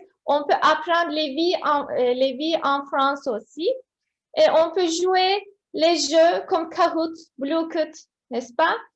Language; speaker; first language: French; non-native, fluent; Turkish